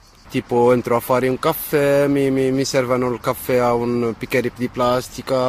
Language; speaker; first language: Italian; non-native, fluent; Arabic